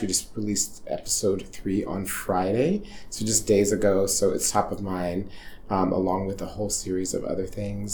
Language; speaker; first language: English; native; English